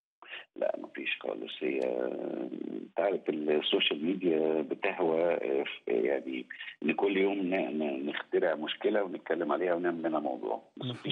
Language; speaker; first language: Arabic; native; Arabic